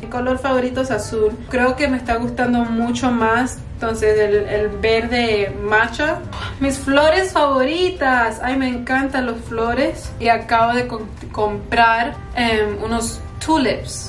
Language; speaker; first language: Spanish; early bilingual, heritage; Spanish